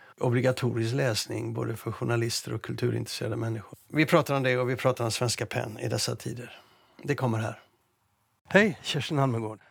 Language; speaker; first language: Swedish; native; Swedish